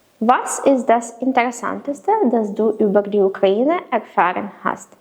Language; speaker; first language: German; non-native, fluent; Ukrainian